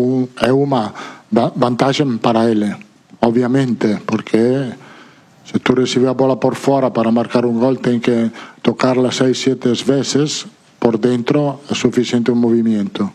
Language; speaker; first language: Portuguese; non-native, fluent; Italian